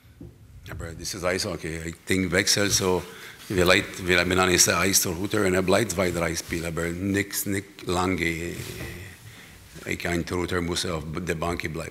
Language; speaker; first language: German; non-native, learner; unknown